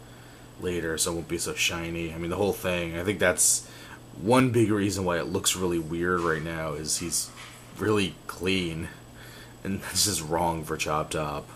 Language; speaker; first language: English; native; English